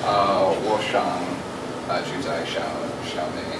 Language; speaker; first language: Chinese; non-native, learner; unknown